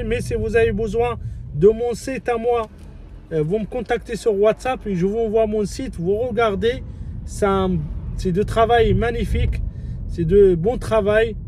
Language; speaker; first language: French; non-native, fluent; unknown